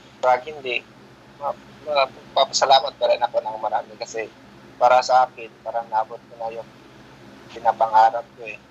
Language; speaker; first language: Filipino; non-native, local second language; Hiligaynon